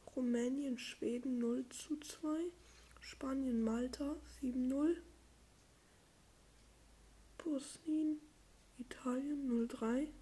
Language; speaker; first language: German; non-native, learner; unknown